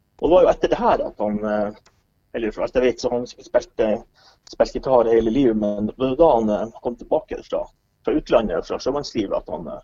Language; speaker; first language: Norwegian; native; Norwegian